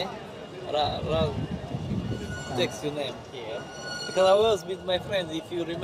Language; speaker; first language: English; non-native, learner; Romanian